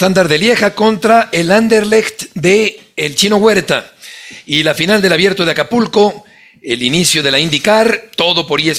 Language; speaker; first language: Spanish; native; Spanish